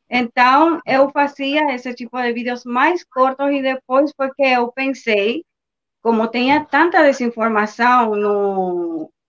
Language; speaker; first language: Portuguese; non-native, learner; Spanish